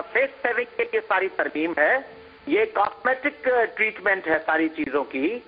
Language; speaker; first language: Urdu; non-native, local second language; Sindhi